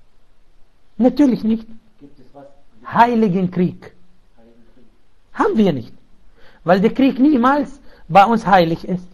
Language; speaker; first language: German; non-native, local second language; Arabic